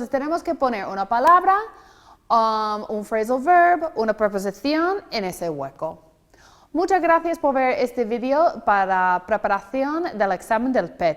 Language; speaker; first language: Spanish; non-native, fluent; English